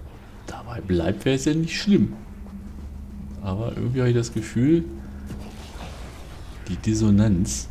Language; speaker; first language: German; native; German